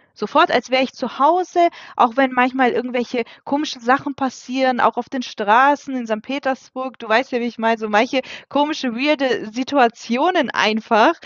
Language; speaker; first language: German; early bilingual, other home language; Russian